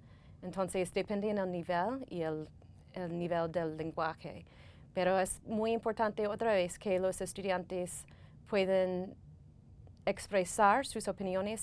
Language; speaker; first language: Spanish; non-native, fluent; English